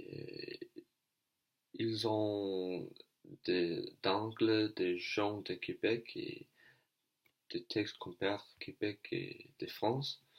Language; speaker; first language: French; non-native, learner; Danish